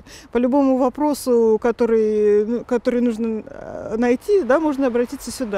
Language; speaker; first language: Russian; native; Russian